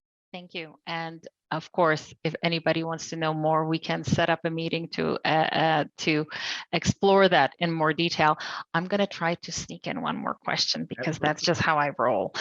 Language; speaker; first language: English; non-native, fluent; Polish